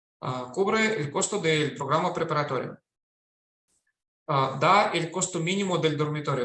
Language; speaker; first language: Spanish; non-native, fluent; Russian